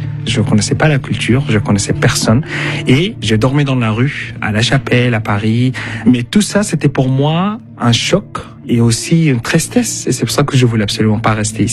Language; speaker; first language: French; non-native, fluent; Arabic